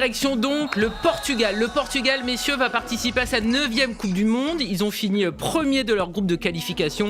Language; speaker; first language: French; native; French